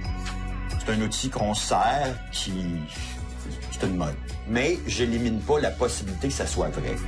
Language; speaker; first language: French; native; French